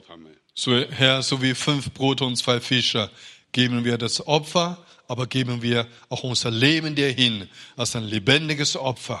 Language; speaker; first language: German; non-native, fluent; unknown